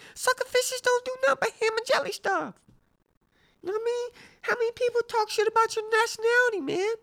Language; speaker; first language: English; native; English